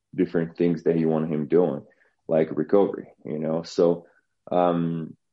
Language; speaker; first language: English; non-native, fluent; Portuguese